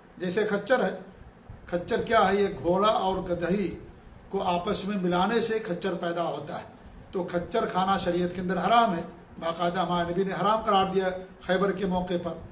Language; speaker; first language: Urdu; native; Urdu